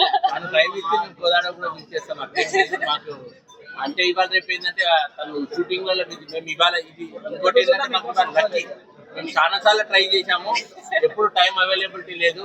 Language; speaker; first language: Telugu; native; Telugu